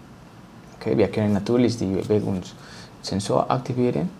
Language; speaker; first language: German; non-native, learner; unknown